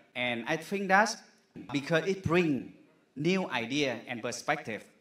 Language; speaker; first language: English; non-native, fluent; Vietnamese